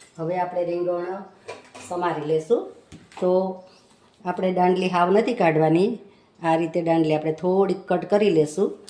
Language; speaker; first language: Gujarati; native; Gujarati